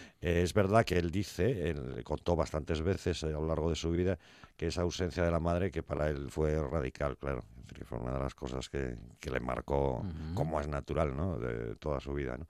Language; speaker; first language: Spanish; native; Spanish